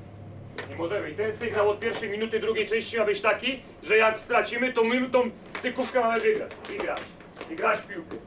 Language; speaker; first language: Polish; native; Polish